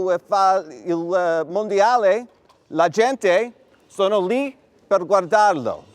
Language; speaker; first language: Italian; non-native, fluent; English